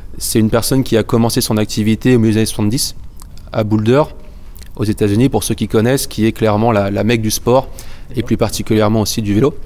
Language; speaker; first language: French; native; French